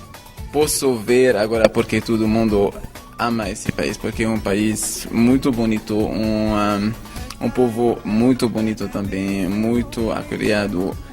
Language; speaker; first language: Portuguese; non-native, fluent; Arabic